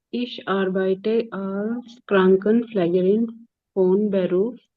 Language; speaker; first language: German; non-native, learner; Hindi